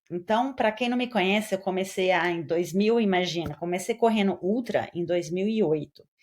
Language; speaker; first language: Portuguese; native; Portuguese